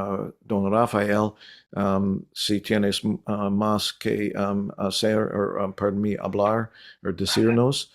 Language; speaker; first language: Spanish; non-native, learner; English